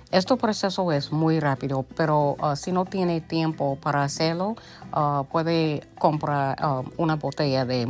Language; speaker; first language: Spanish; early bilingual, heritage; English